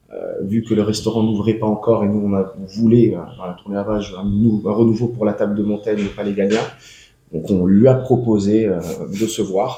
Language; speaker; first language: French; native; French